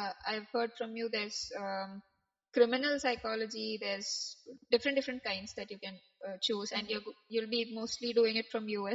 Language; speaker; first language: English; non-native, local second language; Malayalam